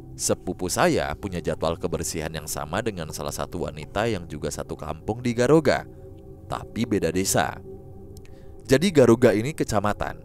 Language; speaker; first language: Indonesian; native; Indonesian